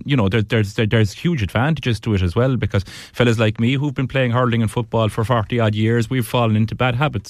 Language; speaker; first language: English; native; English